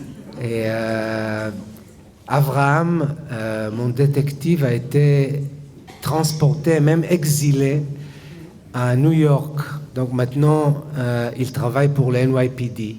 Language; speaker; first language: French; non-native, fluent; Hebrew